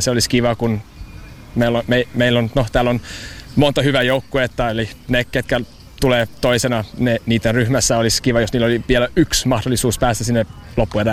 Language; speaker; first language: Finnish; non-native, learner; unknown